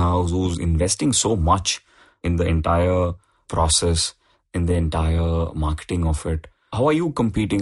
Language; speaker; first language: English; non-native, local second language; Tamil